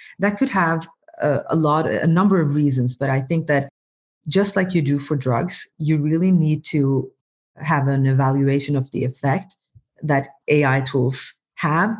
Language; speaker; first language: English; non-native, fluent; Norwegian